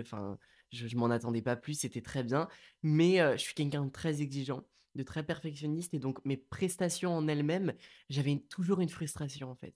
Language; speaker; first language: French; native; French